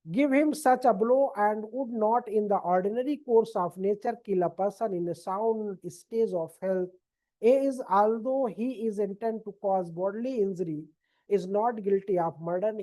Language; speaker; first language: English; non-native, local second language; Hindi